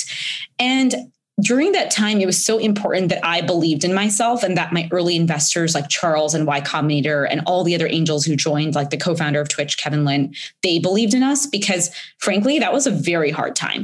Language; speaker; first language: English; early bilingual, other home language; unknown